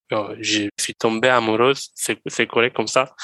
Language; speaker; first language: French; non-native, learner; Romanian